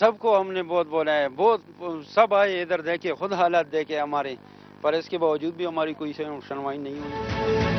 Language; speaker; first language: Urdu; non-native, local second language; Pashto